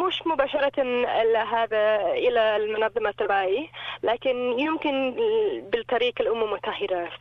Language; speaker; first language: Arabic; non-native, learner; English